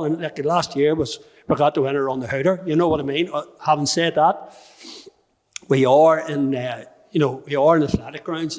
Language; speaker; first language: English; native; English